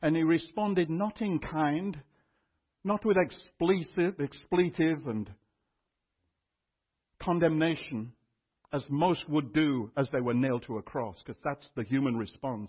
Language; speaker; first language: English; native; English